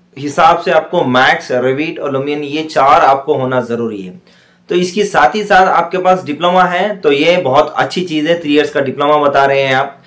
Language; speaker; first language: Hindi; non-native, local second language; Urdu